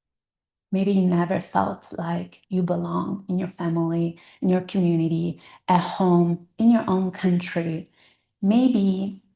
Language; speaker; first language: English; non-native, fluent; Italian